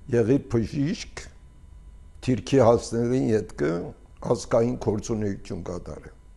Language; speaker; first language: Armenian; early bilingual, heritage; Armenian